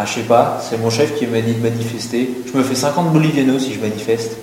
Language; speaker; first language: French; native; French